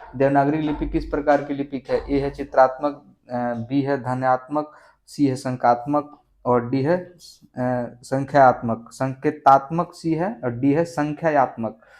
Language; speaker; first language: Hindi; native; Hindi